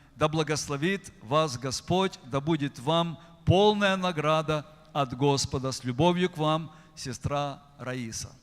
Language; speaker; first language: Russian; native; Russian